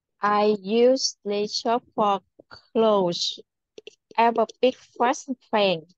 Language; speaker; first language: English; non-native, learner; Vietnamese